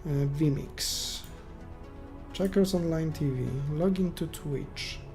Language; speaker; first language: English; non-native, fluent; Polish